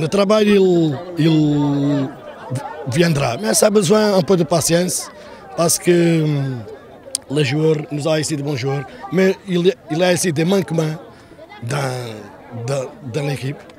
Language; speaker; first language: French; non-native, learner; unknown